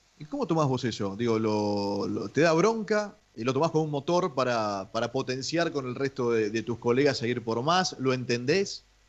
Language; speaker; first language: Spanish; native; Spanish